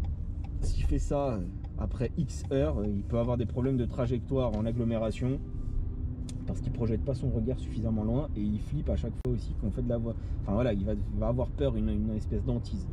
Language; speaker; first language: French; native; French